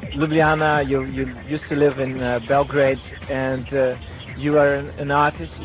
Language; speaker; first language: English; non-native, fluent; Dutch